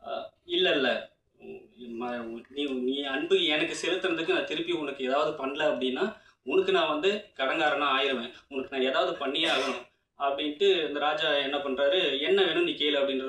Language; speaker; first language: Tamil; native; Tamil